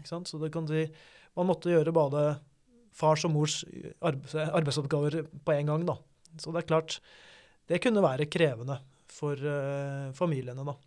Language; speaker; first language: Norwegian; native; Norwegian